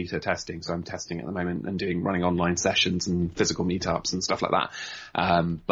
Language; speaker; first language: English; native; English